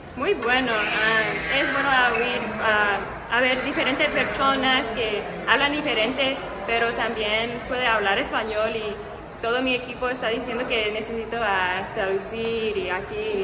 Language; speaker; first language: Spanish; early bilingual, heritage; English